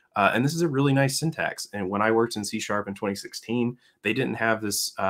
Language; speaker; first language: English; native; English